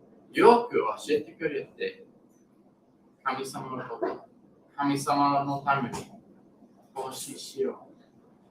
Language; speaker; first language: Japanese; non-native, learner; English